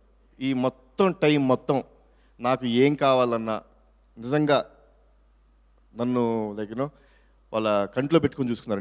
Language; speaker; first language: Telugu; native; Telugu